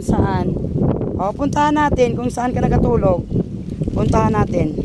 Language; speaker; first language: Filipino; non-native, local second language; Hiligaynon